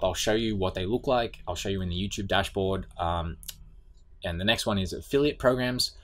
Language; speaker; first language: English; native; English